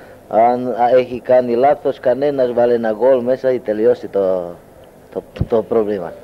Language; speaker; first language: Greek; non-native, learner; Hungarian